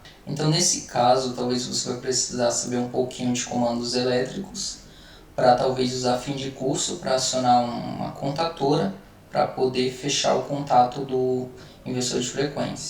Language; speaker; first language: Portuguese; native; Portuguese